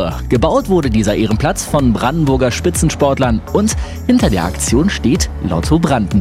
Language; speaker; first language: German; native; German